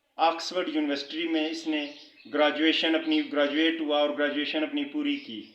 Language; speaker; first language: Urdu; non-native, local second language; Punjabi